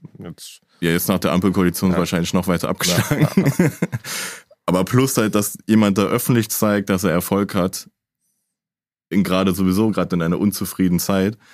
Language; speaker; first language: German; native; German